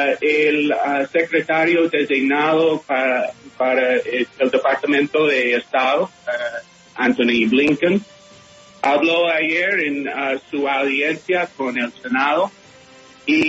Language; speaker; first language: Spanish; non-native, fluent; English